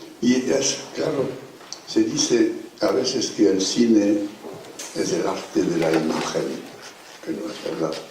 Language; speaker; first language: Spanish; non-native, fluent; French